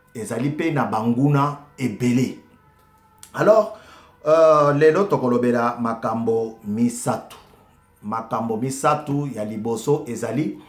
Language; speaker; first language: Lingala; non-native, local second language; Luba-Lulua